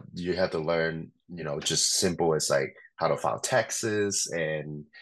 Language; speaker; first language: English; non-native, local second language; Cantonese